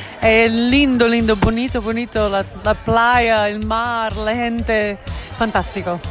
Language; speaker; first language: Spanish; non-native, learner; English